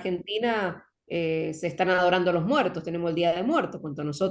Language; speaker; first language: Spanish; native; Spanish